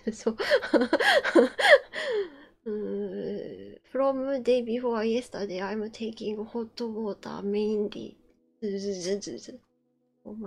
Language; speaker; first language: English; non-native, learner; Japanese